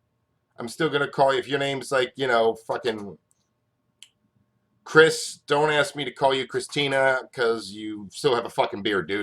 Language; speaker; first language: English; native; English